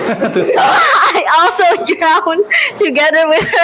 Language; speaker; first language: English; non-native, learner; Indonesian